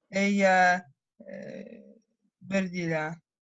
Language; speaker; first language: Spanish; non-native, learner; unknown